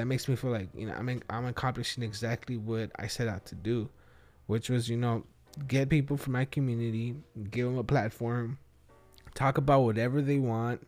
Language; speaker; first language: English; early bilingual, other home language; Spanish